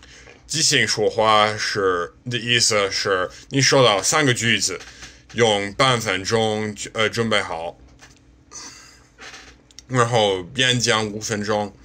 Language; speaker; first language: Chinese; non-native, learner; English